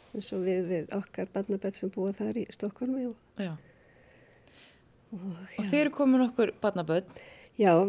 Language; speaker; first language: Icelandic; native; Icelandic